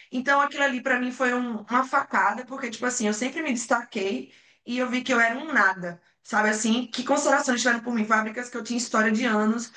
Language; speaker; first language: Portuguese; native; Portuguese